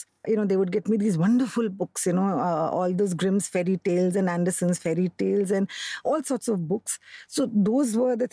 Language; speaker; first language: English; non-native, local second language; Hindi